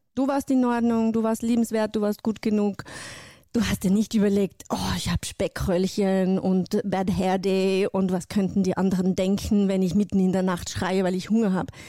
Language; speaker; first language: German; non-native, fluent; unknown